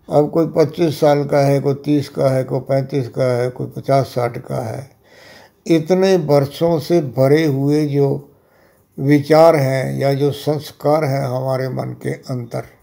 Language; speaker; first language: Hindi; non-native, local second language; Punjabi